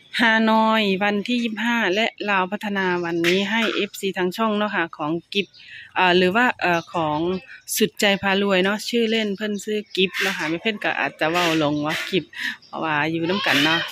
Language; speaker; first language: Thai; native; Thai